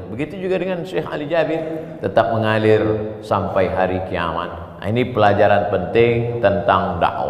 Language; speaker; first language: Indonesian; non-native, local second language; Malay